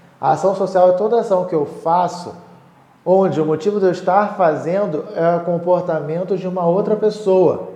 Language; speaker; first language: Portuguese; native; Portuguese